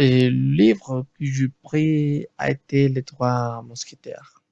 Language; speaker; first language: French; non-native, learner; Spanish